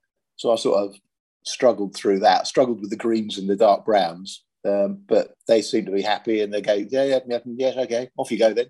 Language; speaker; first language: English; native; English